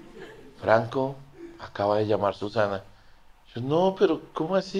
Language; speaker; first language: Spanish; native; Spanish